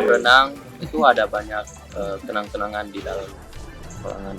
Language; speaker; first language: Indonesian; non-native, local second language; English